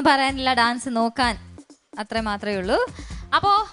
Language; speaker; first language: Malayalam; native; Malayalam